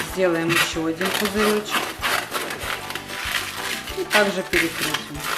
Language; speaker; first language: Russian; native; Russian